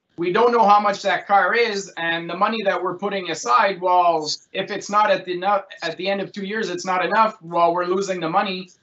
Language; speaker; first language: English; non-native, local second language; French